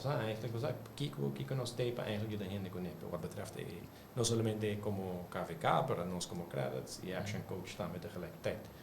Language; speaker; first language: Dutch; non-native, local second language; Papiamento